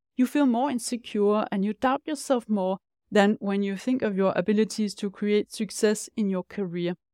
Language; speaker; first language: English; non-native, fluent; Danish